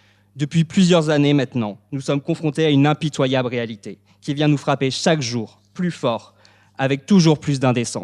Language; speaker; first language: French; native; French